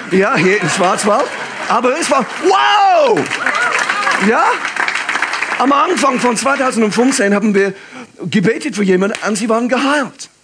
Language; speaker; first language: German; non-native, fluent; English